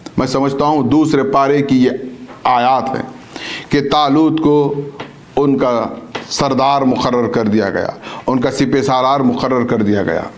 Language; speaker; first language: Urdu; native; Urdu